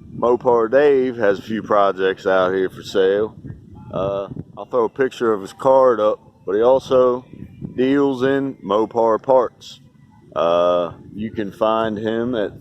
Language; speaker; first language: English; native; English